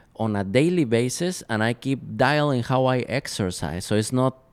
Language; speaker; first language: English; non-native, fluent; Spanish